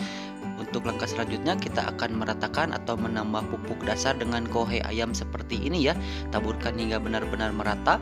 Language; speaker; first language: Indonesian; native; Indonesian